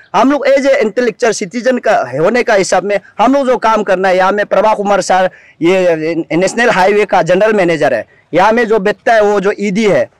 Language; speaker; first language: Hindi; non-native, local second language; Nyishi